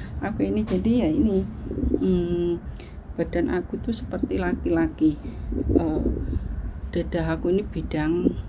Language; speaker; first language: Indonesian; non-native, local second language; Javanese